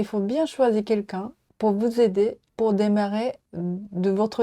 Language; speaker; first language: French; non-native, learner; Japanese